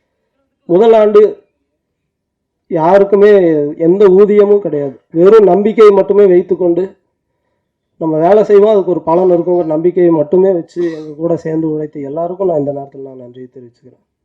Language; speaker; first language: Tamil; native; Tamil